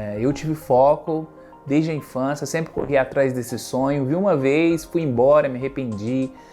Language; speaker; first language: Portuguese; native; Portuguese